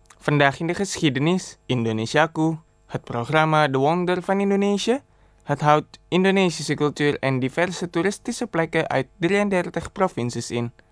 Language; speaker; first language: Dutch; non-native, fluent; Indonesian